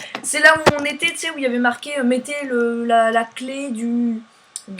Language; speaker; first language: French; native; French